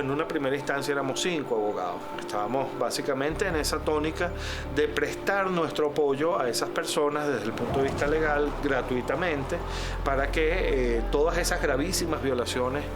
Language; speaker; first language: Spanish; native; Spanish